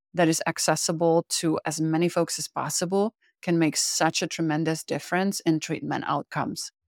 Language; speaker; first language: English; non-native, fluent; Czech